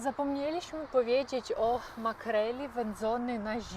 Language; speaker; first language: Polish; non-native, learner; Ukrainian